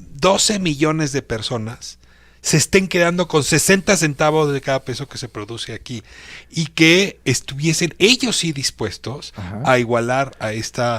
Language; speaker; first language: Spanish; native; Spanish